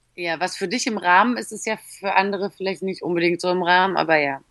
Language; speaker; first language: German; early bilingual, other home language; Polish